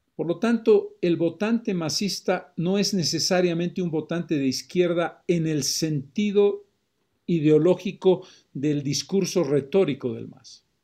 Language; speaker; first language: Spanish; native; Spanish